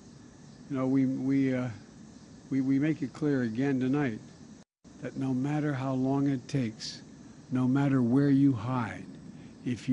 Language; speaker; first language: English; native; English